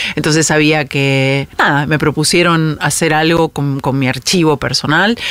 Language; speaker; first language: Spanish; native; Spanish